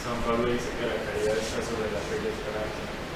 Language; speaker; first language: Spanish; native; Spanish